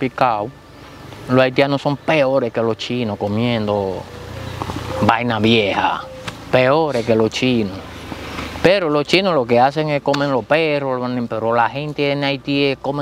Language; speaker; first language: Spanish; early bilingual, other home language; Haitian Creole